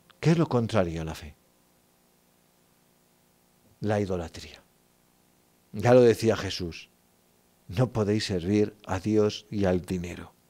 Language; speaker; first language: Spanish; native; Spanish